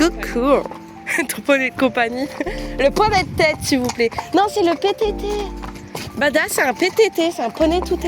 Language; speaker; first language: French; native; French